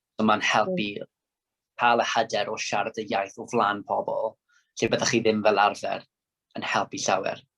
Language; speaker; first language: Welsh; non-native, local second language; English